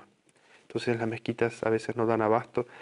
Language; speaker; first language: Spanish; native; Spanish